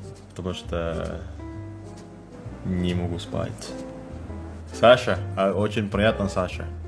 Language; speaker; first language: Russian; non-native, learner; Indonesian